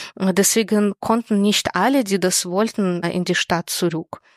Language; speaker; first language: German; non-native, fluent; Russian